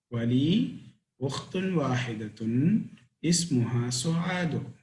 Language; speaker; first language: Arabic; non-native, fluent; Tamil